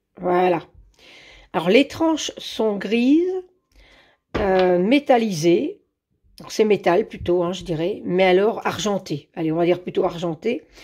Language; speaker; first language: French; native; French